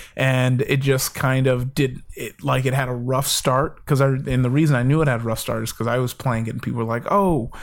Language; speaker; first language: English; native; English